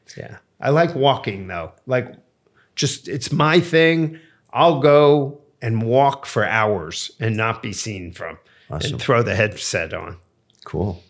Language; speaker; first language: English; native; English